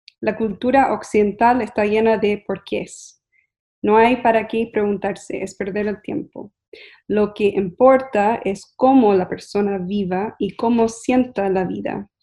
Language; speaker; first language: Spanish; early bilingual, heritage; English